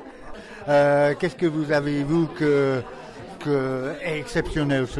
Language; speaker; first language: French; non-native, learner; English